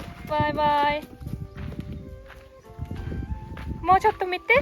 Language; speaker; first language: Japanese; non-native, learner; Sinhala